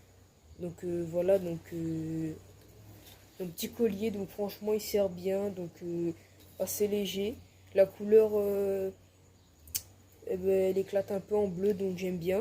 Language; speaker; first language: French; native; French